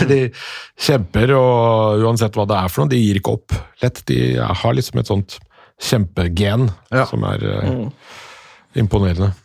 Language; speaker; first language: Norwegian; early bilingual, other home language; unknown